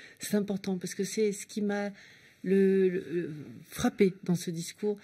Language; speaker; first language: French; native; French